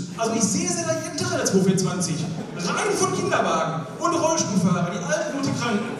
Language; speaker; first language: German; native; German